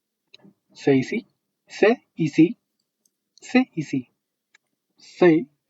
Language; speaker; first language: French; non-native, learner; English